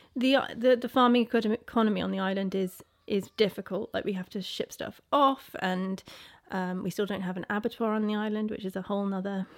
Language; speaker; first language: English; native; English